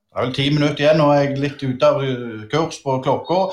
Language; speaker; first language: Norwegian; native; Norwegian